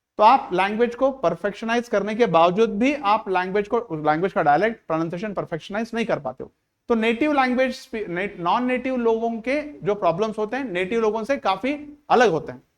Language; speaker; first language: Hindi; non-native, local second language; Marathi